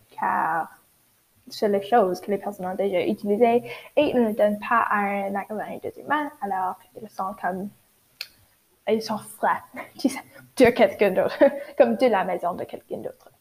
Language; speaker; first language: French; non-native, learner; English